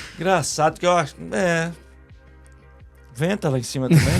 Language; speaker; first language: Portuguese; native; Portuguese